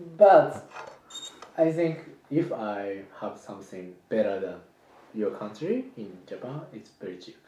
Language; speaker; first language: English; non-native, fluent; Japanese